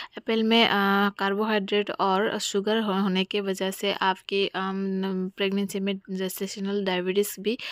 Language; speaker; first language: Hindi; non-native, local second language; Bangla